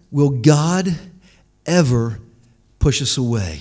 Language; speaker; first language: English; native; English